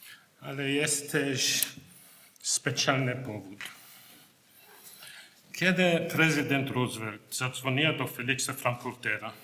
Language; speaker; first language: Polish; non-native, learner; English